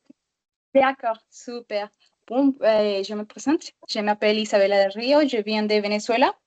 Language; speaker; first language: French; non-native, learner; Spanish